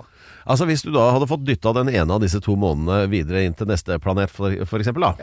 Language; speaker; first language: Norwegian; native; Norwegian